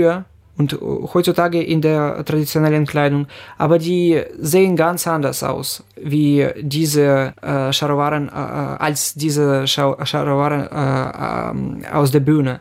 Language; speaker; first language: German; non-native, fluent; Ukrainian